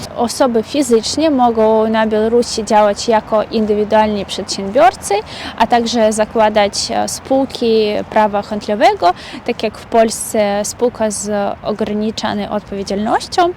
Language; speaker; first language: Polish; non-native, fluent; Russian